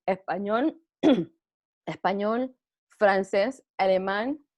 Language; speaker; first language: Spanish; early bilingual, heritage; Spanish